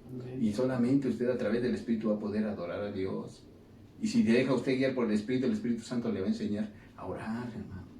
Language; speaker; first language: Spanish; native; Spanish